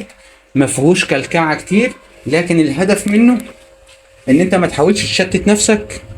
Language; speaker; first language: Arabic; native; Arabic